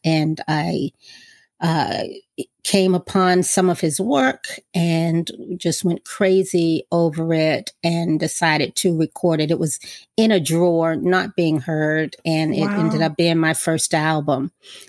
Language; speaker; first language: English; native; English